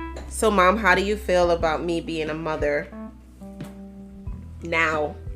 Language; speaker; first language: English; early bilingual, other home language; Spanish